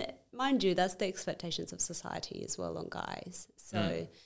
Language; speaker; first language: English; non-native, fluent; Amharic